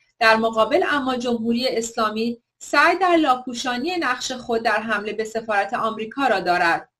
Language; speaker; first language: Persian; native; Persian